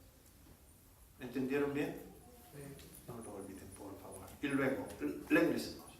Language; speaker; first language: Spanish; non-native, learner; Korean